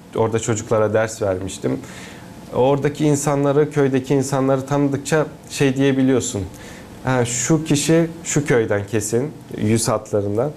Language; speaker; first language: Turkish; native; Turkish